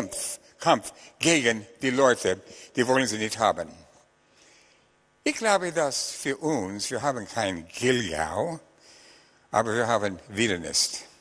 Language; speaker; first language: German; non-native, fluent; English